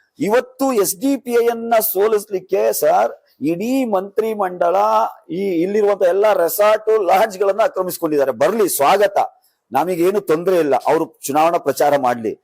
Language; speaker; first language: Kannada; non-native, local second language; Urdu